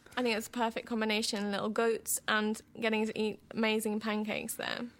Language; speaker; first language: English; native; English